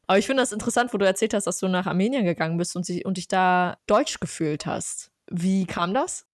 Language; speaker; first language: German; early bilingual, other home language; Armenian